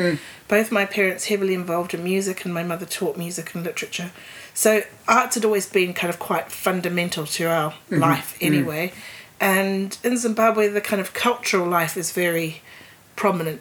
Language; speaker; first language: English; native; English